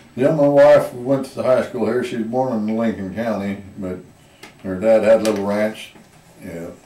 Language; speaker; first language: English; native; English